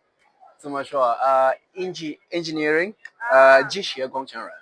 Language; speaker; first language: Chinese; non-native, learner; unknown